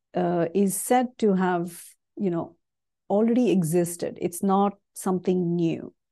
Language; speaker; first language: English; non-native, local second language; Kannada